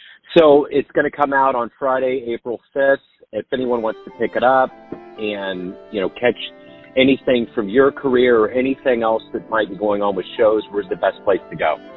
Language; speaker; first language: English; native; English